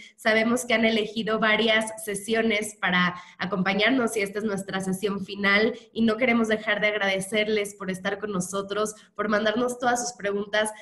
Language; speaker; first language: Spanish; native; Spanish